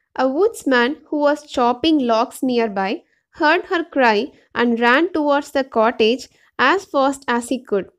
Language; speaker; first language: English; non-native, local second language; Tamil